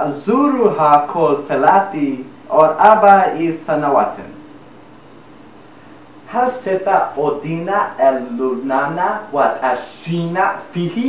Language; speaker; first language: Arabic; non-native, learner; English